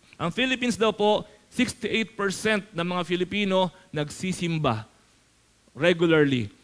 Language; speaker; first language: Filipino; native; Filipino